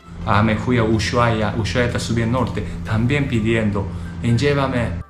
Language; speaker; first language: Spanish; non-native, learner; Japanese